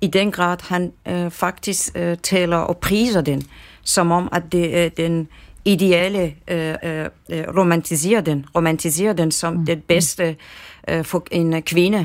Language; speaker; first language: Danish; non-native, fluent; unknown